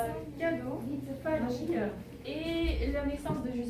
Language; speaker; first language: French; non-native, learner; Ukrainian